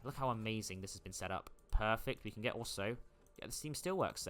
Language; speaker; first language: English; native; English